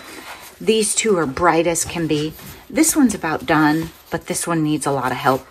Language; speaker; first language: English; native; English